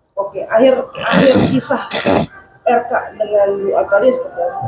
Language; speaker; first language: Indonesian; native; Indonesian